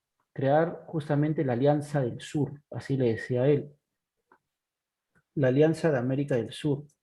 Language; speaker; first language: Spanish; native; Spanish